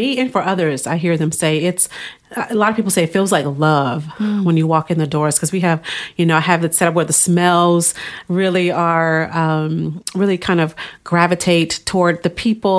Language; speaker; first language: English; native; English